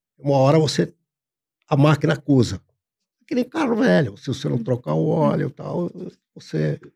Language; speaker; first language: Portuguese; non-native, fluent; English